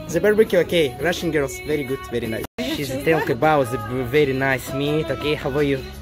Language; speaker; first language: English; non-native, learner; Russian